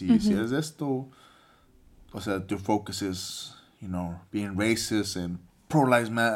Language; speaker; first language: English; early bilingual, other home language; Spanish